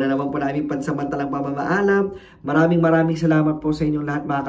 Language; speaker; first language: Filipino; native; Filipino